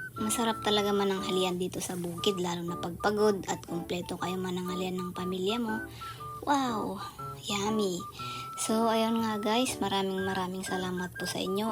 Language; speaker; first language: Filipino; non-native, local second language; Iloko